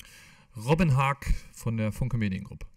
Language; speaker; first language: German; native; German